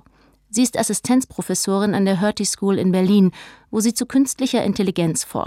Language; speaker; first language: German; native; German